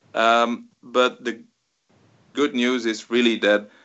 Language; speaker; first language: English; non-native, fluent; Dutch